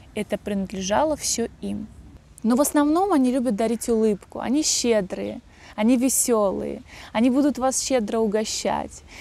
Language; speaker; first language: Russian; native; Russian